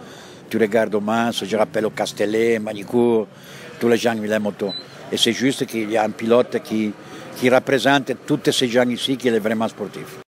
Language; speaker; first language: French; non-native, fluent; Italian